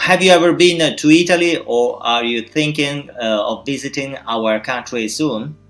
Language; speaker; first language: English; non-native, fluent; Italian